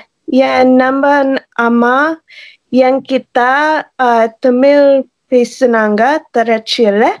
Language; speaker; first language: Tamil; non-native, learner; English